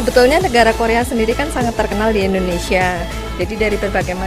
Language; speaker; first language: Indonesian; native; Indonesian